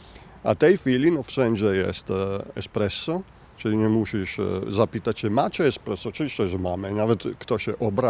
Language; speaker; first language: Polish; non-native, learner; Italian